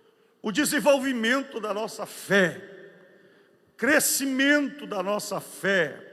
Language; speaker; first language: Portuguese; native; Portuguese